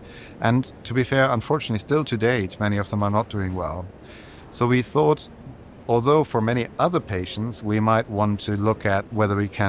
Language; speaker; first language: English; non-native, fluent; German